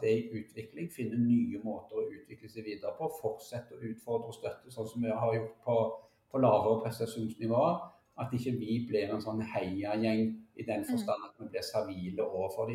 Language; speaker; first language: Norwegian; native; Norwegian